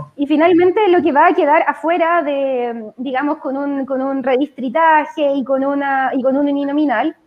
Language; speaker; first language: Spanish; native; Spanish